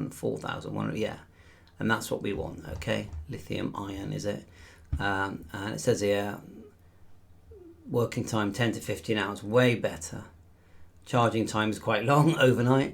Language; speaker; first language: English; native; English